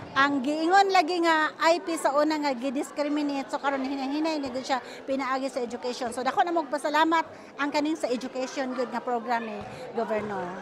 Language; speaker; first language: Cebuano; non-native, local second language; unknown